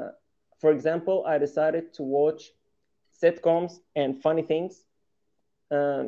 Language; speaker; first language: English; non-native, fluent; Arabic